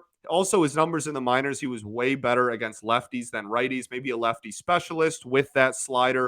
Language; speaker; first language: English; native; English